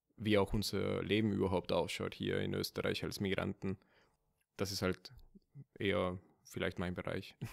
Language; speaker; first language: German; non-native, fluent; Spanish